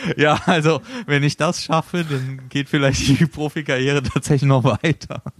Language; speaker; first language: German; native; German